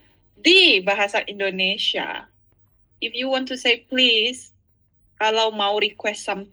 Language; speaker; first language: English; non-native, fluent; Indonesian